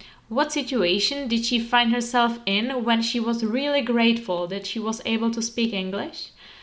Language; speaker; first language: English; non-native, fluent; Czech